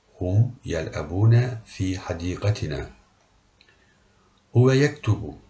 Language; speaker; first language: Arabic; non-native, learner; Turkish